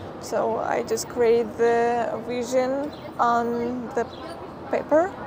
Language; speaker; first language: English; non-native, fluent; Ukrainian